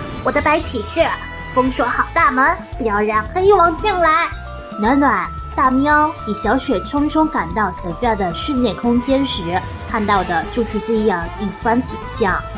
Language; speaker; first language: Chinese; native; Chinese